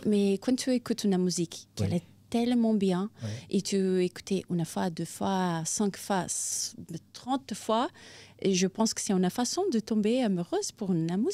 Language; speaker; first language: French; non-native, fluent; Portuguese